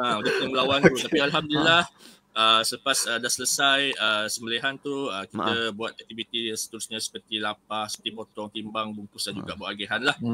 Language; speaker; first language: Malay; native; Malay